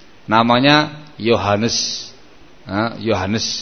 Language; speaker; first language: Indonesian; non-native, local second language; Javanese